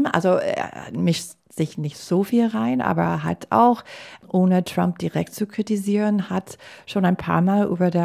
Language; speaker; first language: German; non-native, fluent; English